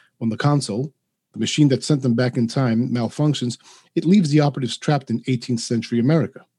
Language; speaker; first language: English; early bilingual, other home language; Spanish